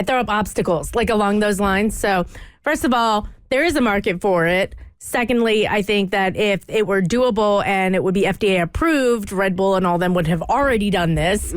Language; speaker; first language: English; native; English